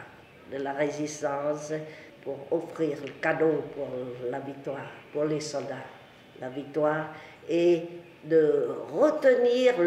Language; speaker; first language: French; non-native, local second language; Vietnamese